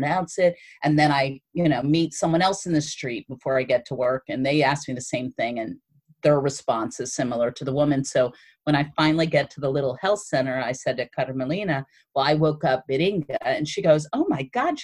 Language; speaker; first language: English; native; English